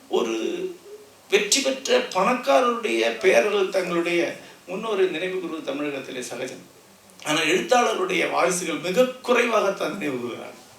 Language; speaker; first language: Tamil; non-native, local second language; Malayalam